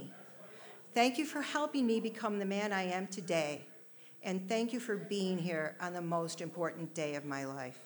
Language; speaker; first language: English; native; English